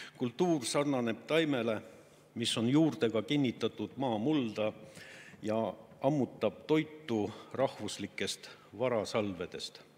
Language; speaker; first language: Estonian; non-native, local second language; Russian